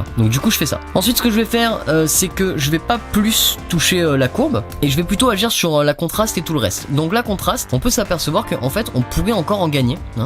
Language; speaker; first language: French; native; French